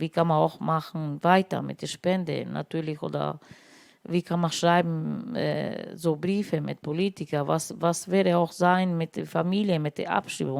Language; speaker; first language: German; non-native, learner; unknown